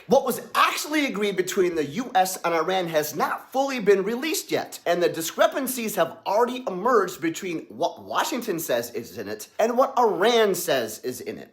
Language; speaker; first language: English; native; English